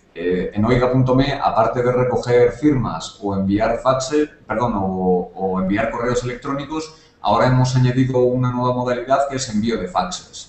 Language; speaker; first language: Spanish; native; Spanish